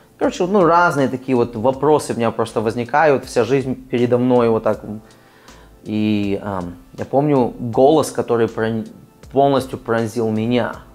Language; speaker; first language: Russian; early bilingual, other home language; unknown